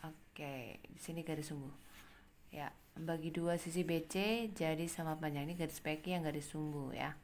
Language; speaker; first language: Indonesian; native; Indonesian